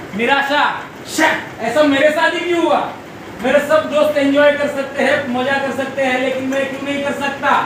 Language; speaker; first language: Hindi; non-native, local second language; Marathi